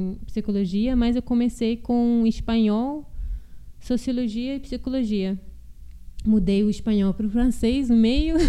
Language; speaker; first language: Portuguese; early bilingual, heritage; Portuguese